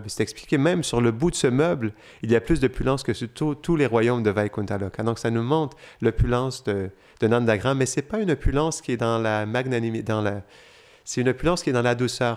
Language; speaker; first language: French; native; French